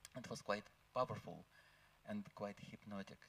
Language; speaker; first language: English; non-native, fluent; Russian